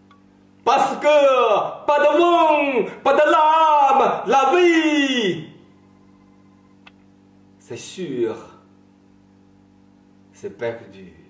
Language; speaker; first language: French; non-native, learner; Chinese